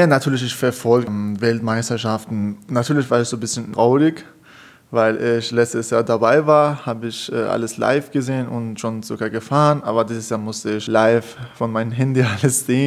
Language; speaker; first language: German; non-native, fluent; Persian